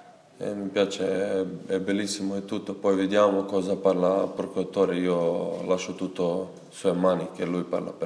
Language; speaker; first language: Italian; non-native, fluent; Serbian